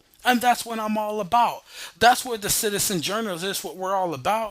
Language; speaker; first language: English; native; English